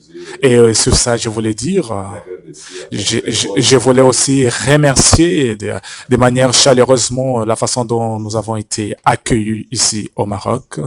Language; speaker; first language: French; non-native, fluent; Portuguese